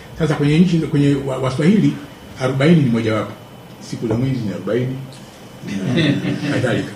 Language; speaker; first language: Swahili; native; Swahili